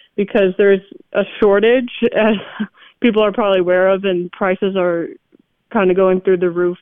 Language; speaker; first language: English; native; English